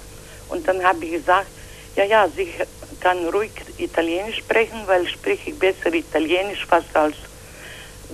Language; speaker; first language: German; non-native, fluent; Croatian